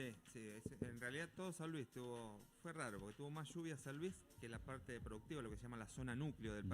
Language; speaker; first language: Spanish; native; Spanish